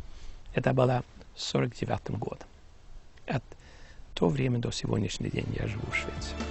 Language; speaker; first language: Russian; early bilingual, heritage; Russian